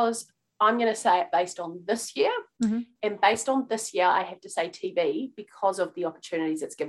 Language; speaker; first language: English; native; English